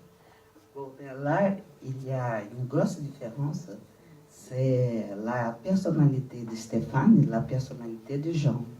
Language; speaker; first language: French; non-native, fluent; Portuguese